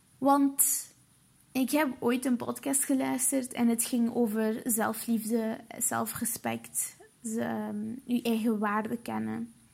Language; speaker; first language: Dutch; early bilingual, other home language; Portuguese